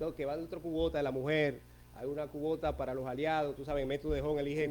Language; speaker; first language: Spanish; native; Spanish